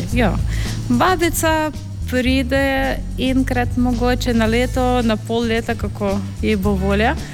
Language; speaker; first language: Slovenian; non-native, fluent; Russian